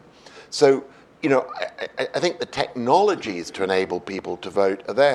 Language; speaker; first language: English; native; English